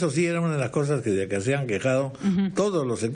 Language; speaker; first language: Spanish; native; Spanish